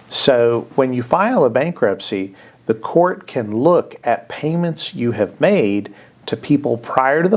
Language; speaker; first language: English; native; English